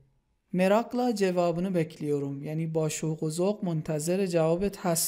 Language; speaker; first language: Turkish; non-native, fluent; Persian